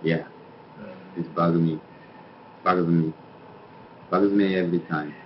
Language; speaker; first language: English; non-native, learner; Japanese